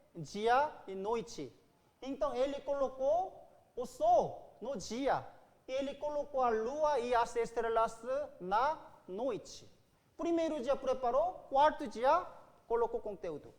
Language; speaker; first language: Portuguese; non-native, fluent; Korean